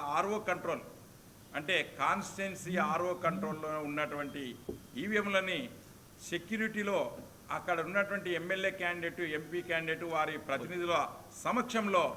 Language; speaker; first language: Telugu; native; Telugu